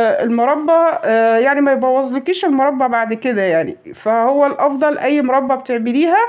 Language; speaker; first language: Arabic; native; Arabic